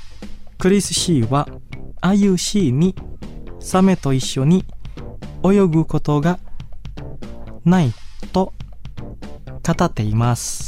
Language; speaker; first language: Japanese; non-native, fluent; Indonesian